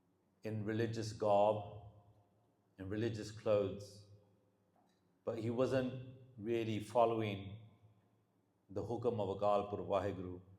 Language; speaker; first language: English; early bilingual, heritage; Punjabi